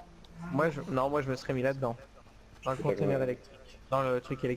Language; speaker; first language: French; native; French